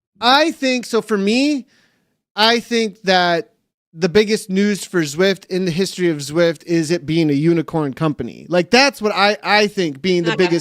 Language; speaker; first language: English; native; English